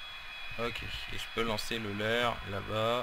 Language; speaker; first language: French; native; French